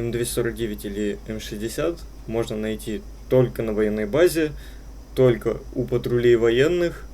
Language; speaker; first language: Russian; native; Russian